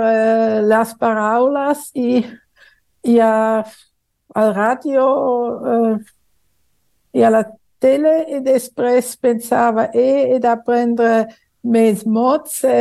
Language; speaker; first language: Catalan; non-native, fluent; German